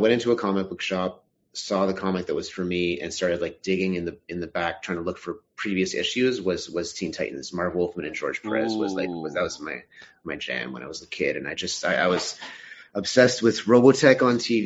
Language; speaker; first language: English; native; English